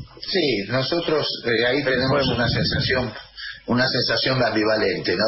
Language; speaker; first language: Spanish; native; Spanish